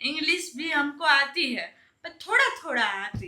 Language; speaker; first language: Hindi; non-native, local second language; Gujarati